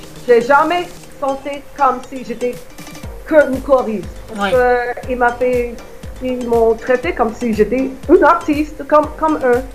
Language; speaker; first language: French; non-native, fluent; English